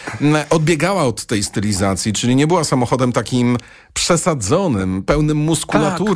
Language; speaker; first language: Polish; native; Polish